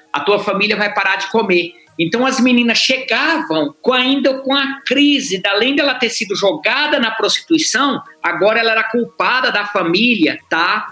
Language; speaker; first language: Portuguese; native; Portuguese